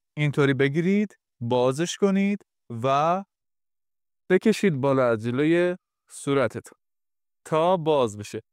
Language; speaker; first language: Persian; non-native, local second language; Kurdish